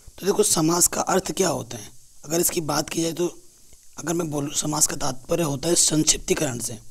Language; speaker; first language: Hindi; native; Hindi